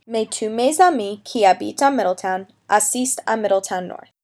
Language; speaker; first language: French; non-native, learner; English